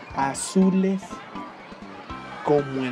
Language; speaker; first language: Spanish; native; Spanish